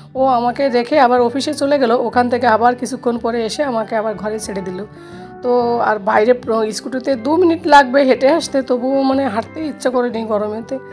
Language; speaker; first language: Bangla; native; Bangla